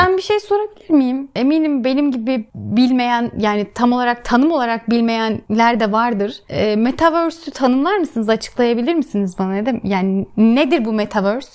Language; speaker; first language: Turkish; native; Turkish